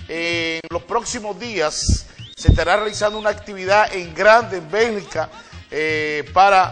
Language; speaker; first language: Spanish; native; Spanish